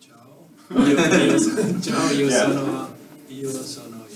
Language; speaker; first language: Italian; non-native, learner; German